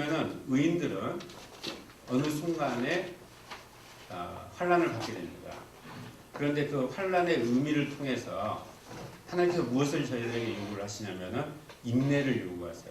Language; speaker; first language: Korean; native; Korean